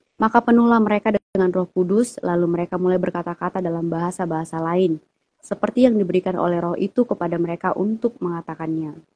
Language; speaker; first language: Indonesian; native; Indonesian